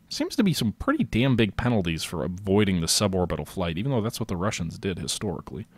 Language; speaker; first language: English; native; English